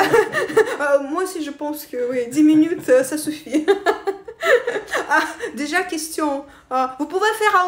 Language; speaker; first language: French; non-native, learner; Russian